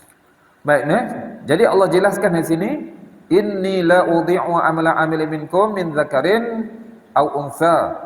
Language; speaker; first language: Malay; native; Malay